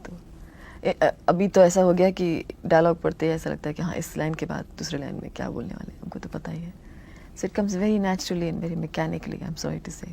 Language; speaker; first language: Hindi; non-native, local second language; Tamil